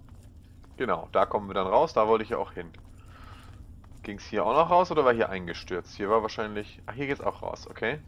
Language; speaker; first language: German; native; German